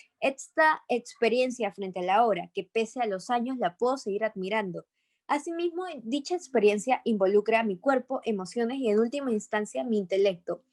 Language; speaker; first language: Spanish; native; Spanish